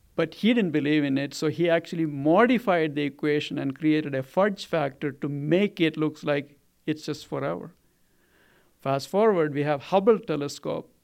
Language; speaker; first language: English; non-native, local second language; Malayalam